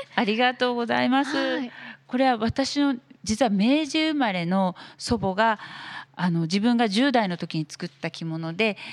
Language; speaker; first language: Japanese; native; Japanese